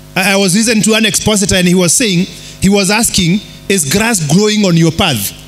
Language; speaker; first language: English; non-native, local second language; Kikuyu